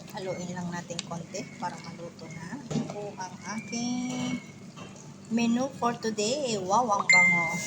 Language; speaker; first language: Filipino; non-native, local second language; Iloko